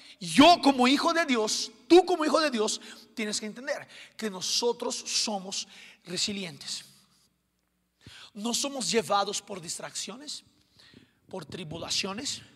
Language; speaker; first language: Spanish; non-native, fluent; Portuguese